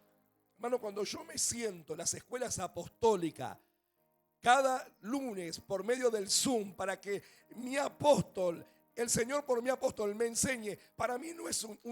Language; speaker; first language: Spanish; native; Spanish